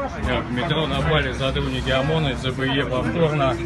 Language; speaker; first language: Russian; native; Russian